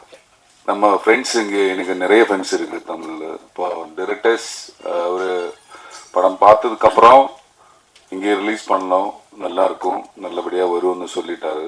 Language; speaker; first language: Tamil; non-native, learner; Malayalam